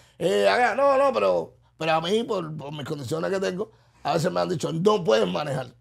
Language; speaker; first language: Spanish; native; Spanish